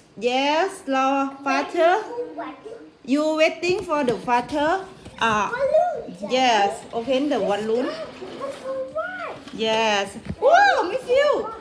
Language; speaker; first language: English; non-native, learner; Thai